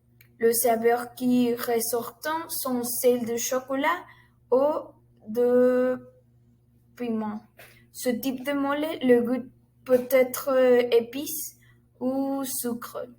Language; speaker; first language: French; non-native, learner; Spanish